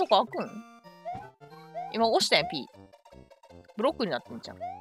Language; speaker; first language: Japanese; native; Japanese